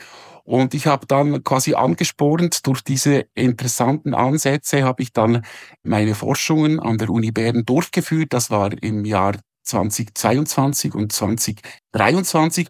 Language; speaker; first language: German; native; German